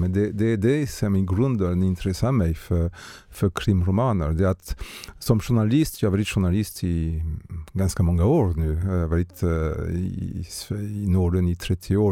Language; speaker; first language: Swedish; non-native, fluent; French